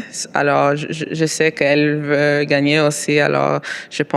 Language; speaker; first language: French; non-native, local second language; English